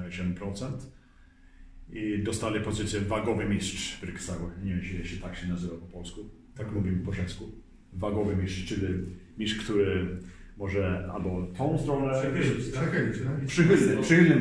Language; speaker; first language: Polish; early bilingual, heritage; Swedish